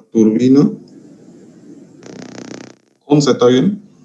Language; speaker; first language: Spanish; native; Spanish